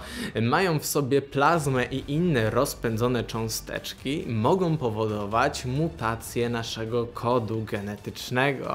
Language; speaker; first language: Polish; native; Polish